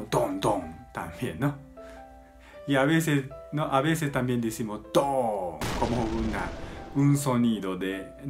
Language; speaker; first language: Spanish; non-native, learner; Japanese